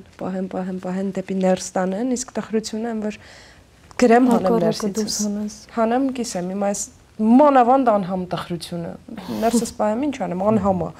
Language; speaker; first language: Armenian; native; Armenian